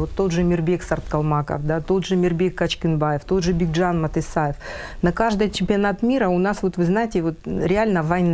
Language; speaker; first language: Russian; native; Russian